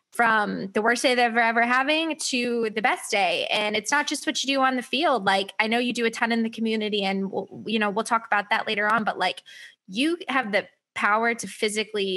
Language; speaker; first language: English; native; English